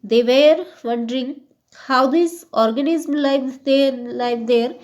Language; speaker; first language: English; non-native, local second language; Hindi